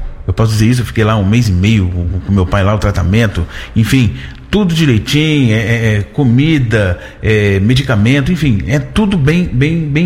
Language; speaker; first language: Portuguese; native; Portuguese